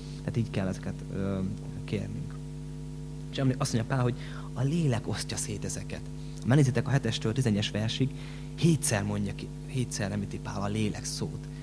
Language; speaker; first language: Hungarian; native; Hungarian